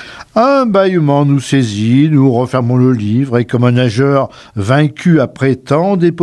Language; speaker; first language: French; native; French